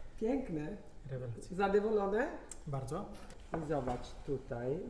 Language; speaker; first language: Polish; non-native, learner; Italian